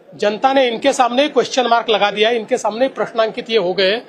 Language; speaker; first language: Hindi; non-native, local second language; Marathi